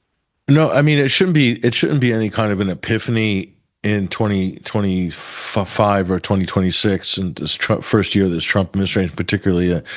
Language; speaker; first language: English; native; English